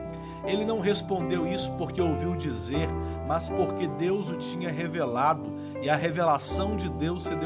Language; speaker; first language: Portuguese; native; Portuguese